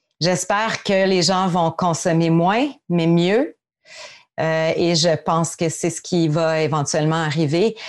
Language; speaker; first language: French; native; French